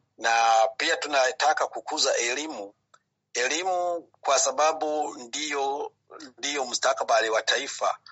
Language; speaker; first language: Swahili; non-native, local second language; Rundi